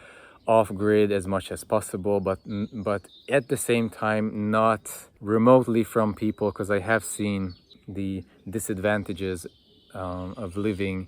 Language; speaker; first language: English; non-native, fluent; Hungarian